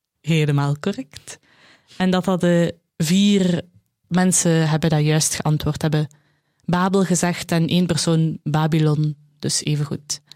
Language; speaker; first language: Dutch; native; Dutch